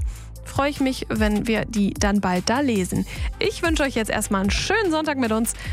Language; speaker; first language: German; native; German